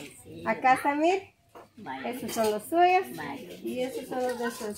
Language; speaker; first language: Spanish; native; Spanish